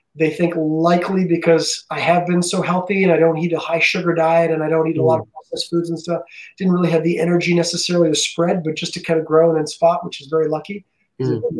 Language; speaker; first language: English; native; English